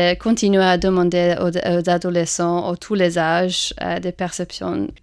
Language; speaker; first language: French; non-native, fluent; English